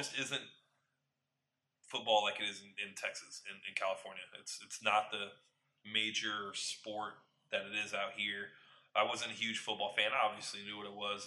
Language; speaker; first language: English; native; English